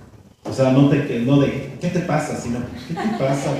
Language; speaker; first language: Spanish; native; Spanish